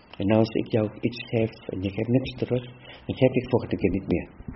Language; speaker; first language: Dutch; non-native, fluent; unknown